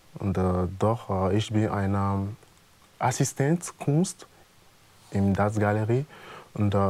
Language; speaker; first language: German; non-native, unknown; French